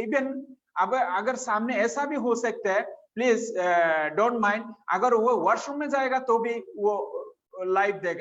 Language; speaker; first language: Hindi; non-native, fluent; Bangla